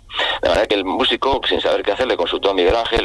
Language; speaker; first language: Spanish; native; Spanish